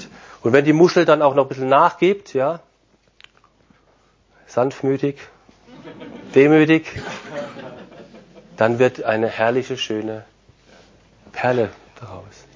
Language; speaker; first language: German; non-native, fluent; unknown